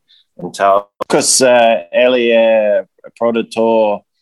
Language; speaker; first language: Portuguese; non-native, learner; English